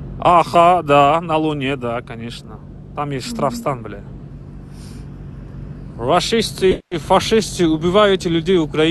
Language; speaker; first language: Russian; non-native, local second language; Kazakh